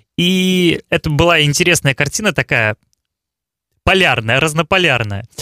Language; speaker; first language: Russian; native; Russian